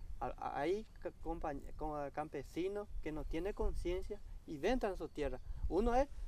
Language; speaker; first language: Spanish; non-native, local second language; Guarani